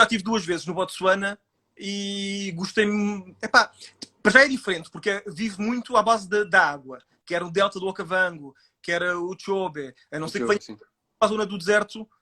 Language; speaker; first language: Portuguese; native; Portuguese